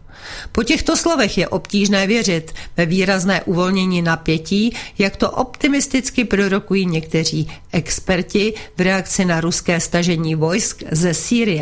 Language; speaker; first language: Czech; native; Czech